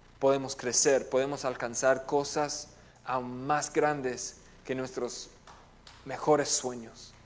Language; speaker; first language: Spanish; non-native, fluent; English